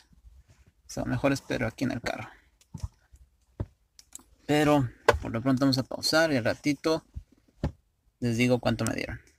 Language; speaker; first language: Spanish; early bilingual, heritage; Spanish